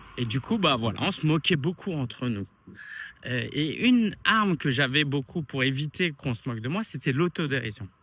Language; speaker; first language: French; early bilingual, other home language; Chinese